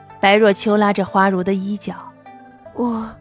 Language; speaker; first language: Chinese; native; Chinese